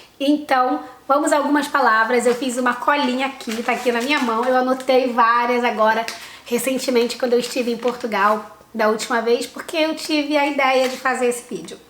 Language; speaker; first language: Portuguese; native; Portuguese